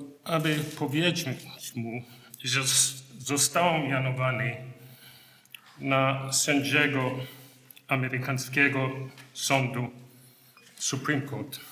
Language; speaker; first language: Polish; non-native, learner; English